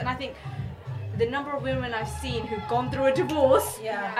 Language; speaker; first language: English; native; English